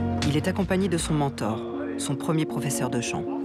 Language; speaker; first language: French; native; French